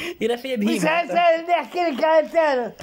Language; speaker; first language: Arabic; native; Arabic